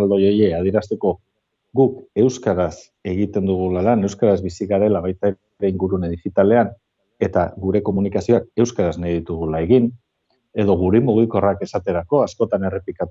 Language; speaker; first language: Basque; native; Basque